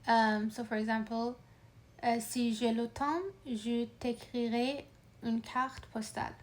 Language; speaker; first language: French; non-native, learner; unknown